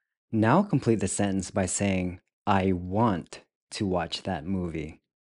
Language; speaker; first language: English; native; English